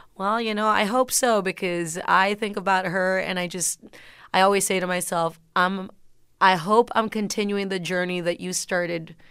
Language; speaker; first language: English; early bilingual, other home language; Spanish